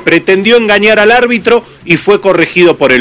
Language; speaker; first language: Spanish; native; Spanish